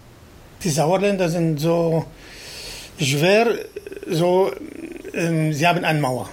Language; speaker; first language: German; non-native, fluent; Arabic